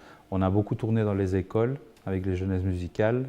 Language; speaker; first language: French; early bilingual, other home language; Spanish